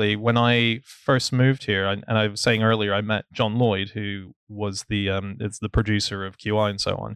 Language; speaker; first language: English; native; English